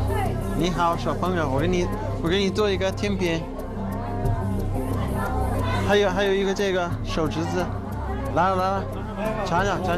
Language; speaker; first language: Chinese; non-native, learner; English